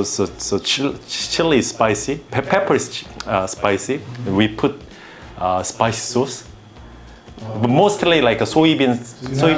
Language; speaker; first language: English; non-native, learner; Korean